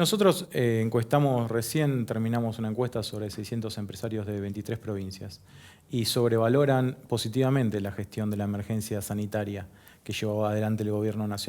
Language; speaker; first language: Spanish; native; Spanish